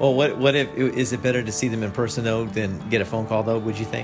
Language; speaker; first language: English; native; English